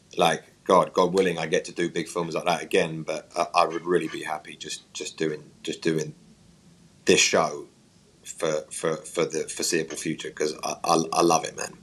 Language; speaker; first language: English; native; English